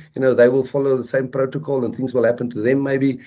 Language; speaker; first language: English; non-native, local second language; Afrikaans